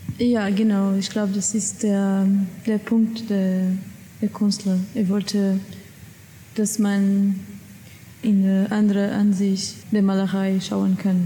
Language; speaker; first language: German; non-native, learner; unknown